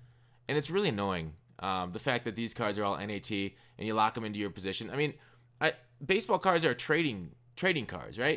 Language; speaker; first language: English; native; English